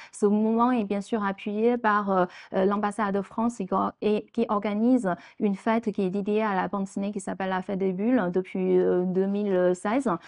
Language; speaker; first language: French; non-native, fluent; Chinese